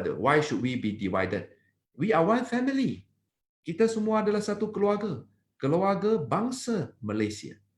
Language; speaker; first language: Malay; non-native, local second language; Chinese